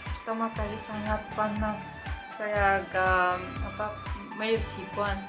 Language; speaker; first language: Indonesian; non-native, learner; Russian